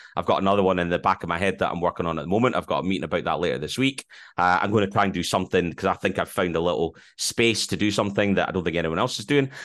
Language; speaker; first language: English; native; English